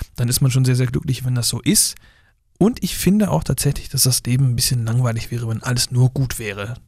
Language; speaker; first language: German; native; German